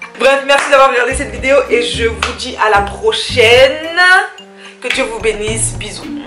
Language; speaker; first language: French; early bilingual, other home language; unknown